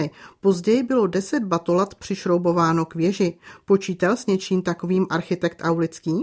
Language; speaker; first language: Czech; native; Czech